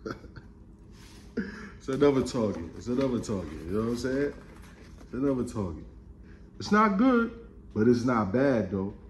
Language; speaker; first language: English; native; English